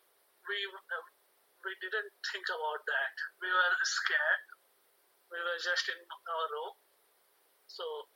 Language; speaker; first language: English; non-native, local second language; Hindi